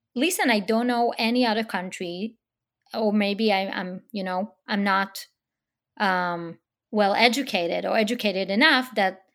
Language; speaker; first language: English; non-native, fluent; Hebrew